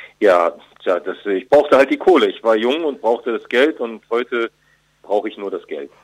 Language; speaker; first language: German; early bilingual, other home language; Turkish